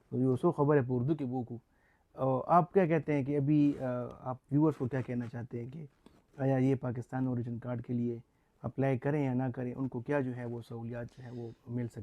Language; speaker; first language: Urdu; non-native, local second language; Pashto